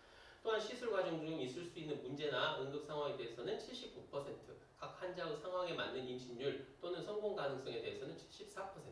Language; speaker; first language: Korean; native; Korean